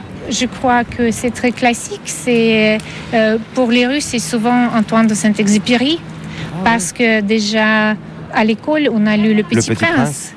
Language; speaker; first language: French; non-native, fluent; Russian